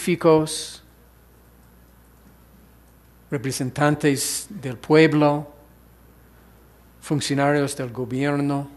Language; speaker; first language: Spanish; non-native, fluent; English